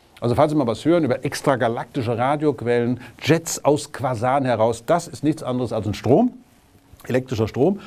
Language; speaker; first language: German; native; German